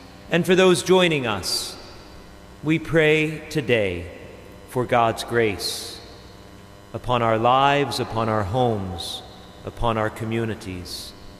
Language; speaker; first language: English; native; English